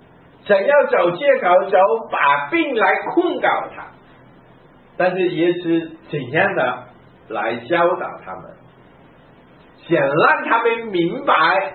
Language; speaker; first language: Chinese; native; Chinese